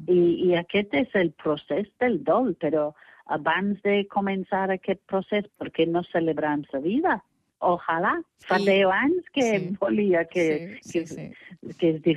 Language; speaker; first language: Catalan; non-native, fluent; English